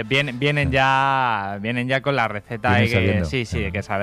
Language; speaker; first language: Spanish; native; Spanish